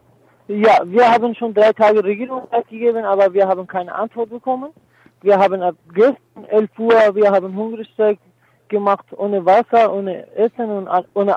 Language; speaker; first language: German; non-native, learner; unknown